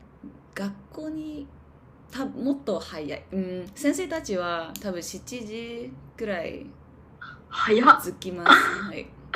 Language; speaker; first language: Japanese; non-native, learner; English